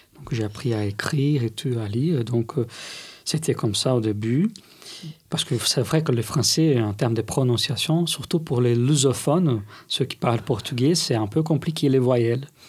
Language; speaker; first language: French; non-native, fluent; Portuguese